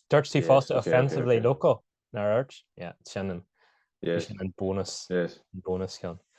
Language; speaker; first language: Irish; non-native, local second language; English